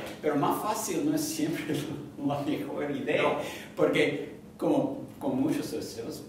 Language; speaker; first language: Spanish; non-native, fluent; English